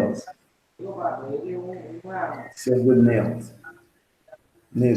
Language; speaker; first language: English; non-native, learner; Spanish